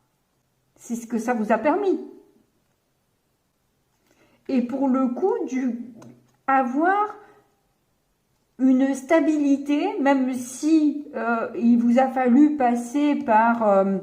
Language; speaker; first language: French; native; French